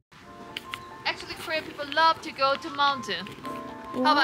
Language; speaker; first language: English; non-native, learner; Korean